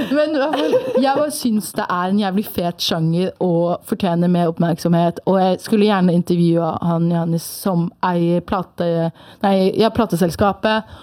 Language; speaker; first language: Norwegian; early bilingual, other home language; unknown